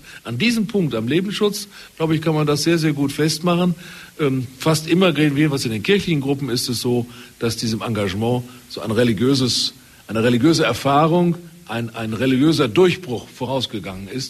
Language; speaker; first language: German; native; German